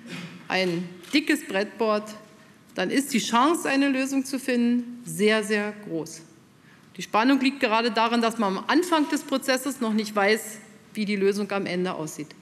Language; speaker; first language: German; native; German